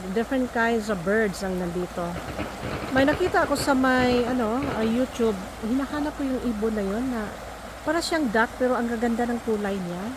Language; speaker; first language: Filipino; non-native, local second language; Cebuano